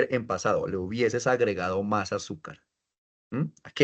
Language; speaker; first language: Spanish; native; Spanish